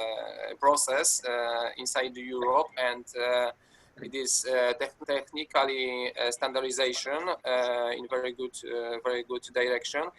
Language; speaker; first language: English; non-native, fluent; Polish